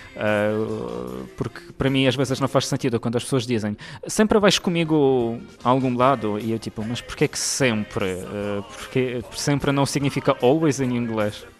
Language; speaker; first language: Portuguese; non-native, fluent; Ukrainian